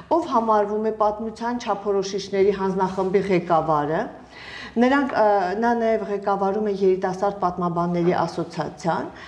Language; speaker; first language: Armenian; native; Armenian